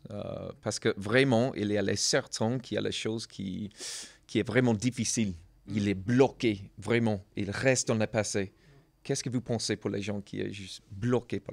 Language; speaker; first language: French; non-native, learner; English